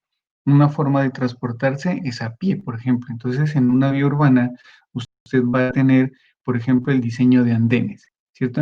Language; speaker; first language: Spanish; native; Spanish